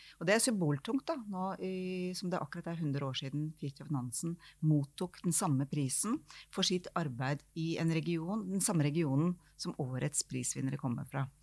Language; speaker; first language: Norwegian; native; Norwegian